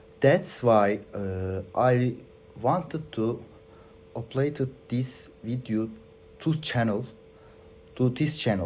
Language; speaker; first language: English; non-native, learner; Turkish